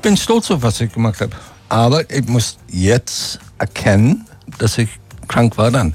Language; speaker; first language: German; non-native, fluent; English